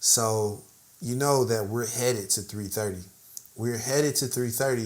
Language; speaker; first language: English; native; English